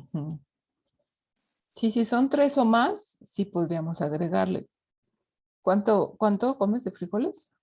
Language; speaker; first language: Spanish; native; Spanish